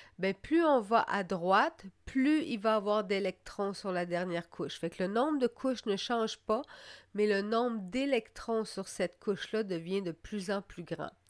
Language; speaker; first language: French; native; French